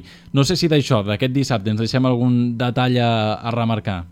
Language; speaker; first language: Catalan; native; Catalan